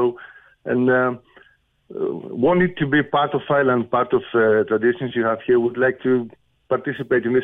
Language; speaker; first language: English; non-native, fluent; Greek